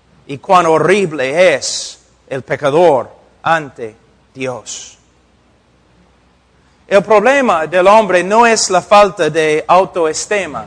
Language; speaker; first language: Spanish; non-native, fluent; English